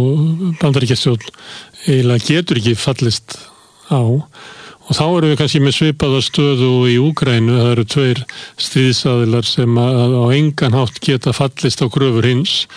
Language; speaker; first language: Icelandic; native; Icelandic